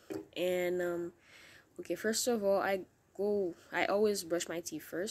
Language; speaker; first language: English; non-native, learner; Haitian Creole